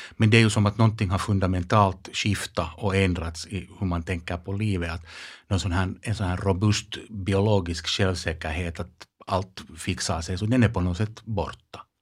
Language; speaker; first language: Swedish; non-native, local second language; Finnish